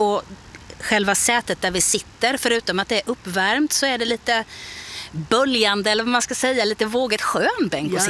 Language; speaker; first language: Swedish; native; Swedish